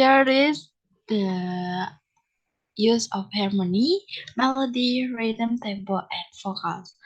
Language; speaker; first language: English; non-native, learner; Indonesian